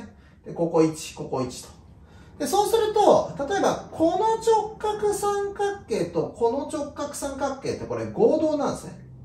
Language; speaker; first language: Japanese; native; Japanese